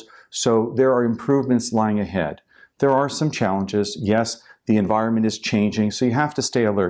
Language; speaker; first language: English; native; English